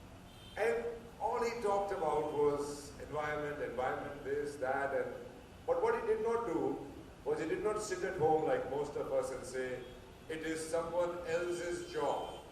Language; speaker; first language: English; non-native, local second language; Hindi